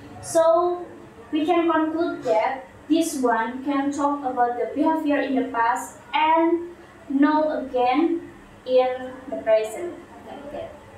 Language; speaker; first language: English; non-native, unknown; Indonesian